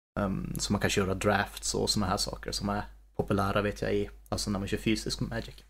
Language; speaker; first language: Swedish; native; Swedish